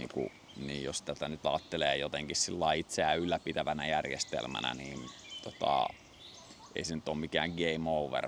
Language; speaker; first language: Finnish; native; Finnish